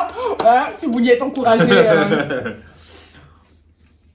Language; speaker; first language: French; native; French